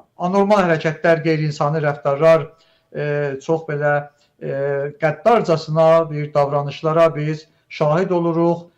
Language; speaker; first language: Azerbaijani; native; Azerbaijani